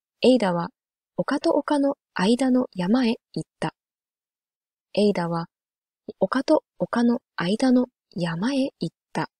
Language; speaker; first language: Japanese; non-native, fluent; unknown